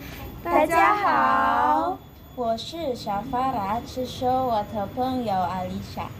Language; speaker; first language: Chinese; non-native, learner; Indonesian